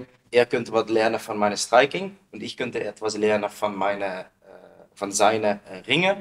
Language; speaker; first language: German; non-native, learner; Dutch